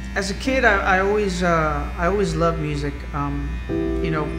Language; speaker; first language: English; native; English